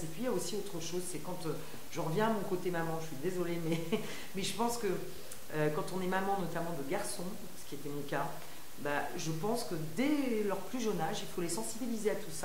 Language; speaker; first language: French; native; French